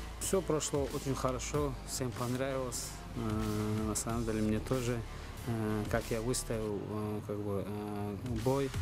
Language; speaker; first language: Russian; non-native, local second language; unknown